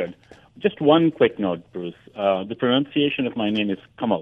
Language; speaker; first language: English; non-native, local second language; Hindi